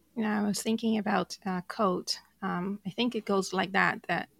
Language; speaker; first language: English; non-native, fluent; Portuguese